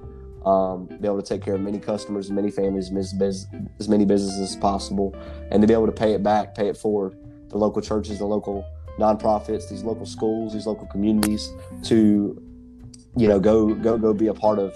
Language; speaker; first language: English; native; English